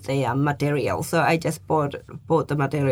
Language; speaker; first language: English; non-native, fluent; Japanese